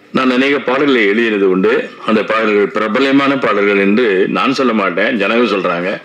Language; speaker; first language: Tamil; native; Tamil